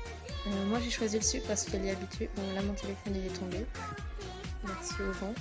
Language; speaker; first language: French; native; French